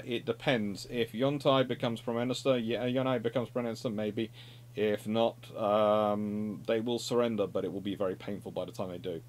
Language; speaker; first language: English; native; English